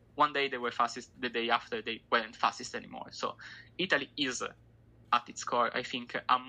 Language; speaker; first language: English; non-native, fluent; Italian